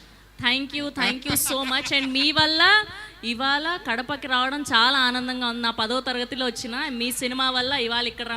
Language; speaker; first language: Telugu; native; Telugu